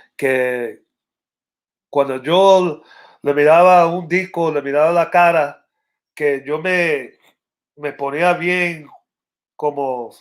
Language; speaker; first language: Spanish; early bilingual, other home language; English